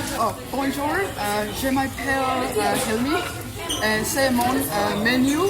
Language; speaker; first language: French; non-native, learner; Estonian